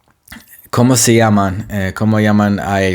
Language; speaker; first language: Spanish; non-native, fluent; Hebrew